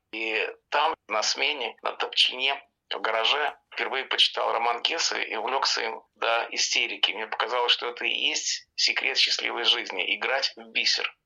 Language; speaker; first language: Russian; native; Russian